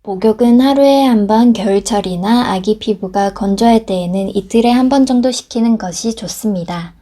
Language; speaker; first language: Korean; native; Korean